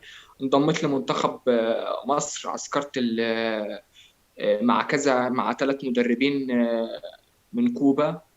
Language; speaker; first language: Arabic; native; Arabic